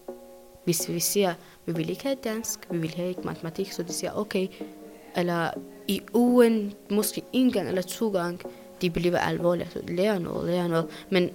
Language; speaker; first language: Danish; non-native, learner; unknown